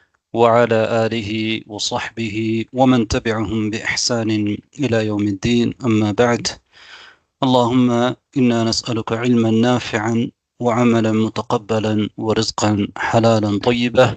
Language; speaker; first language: Arabic; non-native, fluent; Tamil